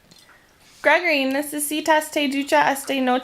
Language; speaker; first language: Spanish; non-native, learner; English